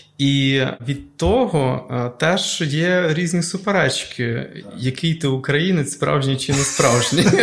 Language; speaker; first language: Ukrainian; native; Ukrainian